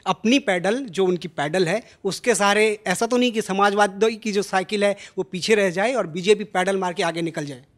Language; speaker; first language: Hindi; native; Hindi